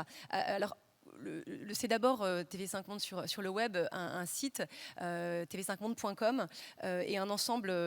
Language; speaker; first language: French; native; French